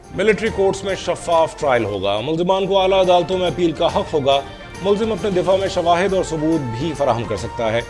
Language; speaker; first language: Urdu; native; Urdu